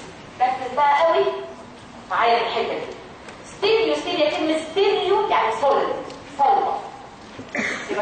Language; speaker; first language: Arabic; native; Arabic